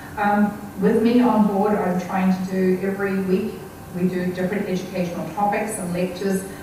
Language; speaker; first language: English; native; English